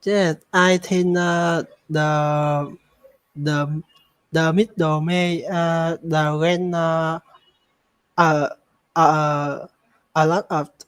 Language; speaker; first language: English; non-native, learner; Vietnamese